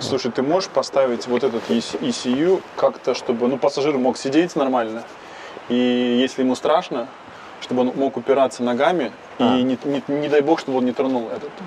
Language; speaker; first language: Russian; native; Russian